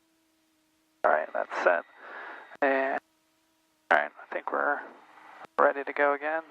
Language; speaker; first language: English; native; English